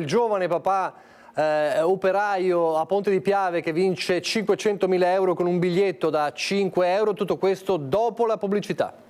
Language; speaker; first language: Italian; native; Italian